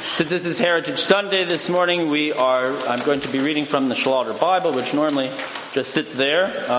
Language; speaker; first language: English; native; English